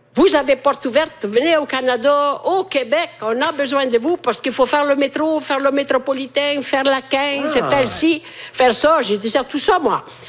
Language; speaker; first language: French; non-native, fluent; Italian